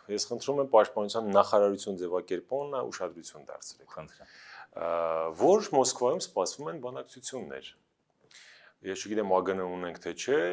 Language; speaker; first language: Armenian; native; Armenian